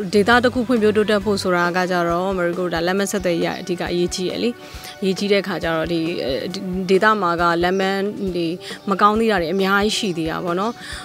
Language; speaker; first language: Burmese; non-native, local second language; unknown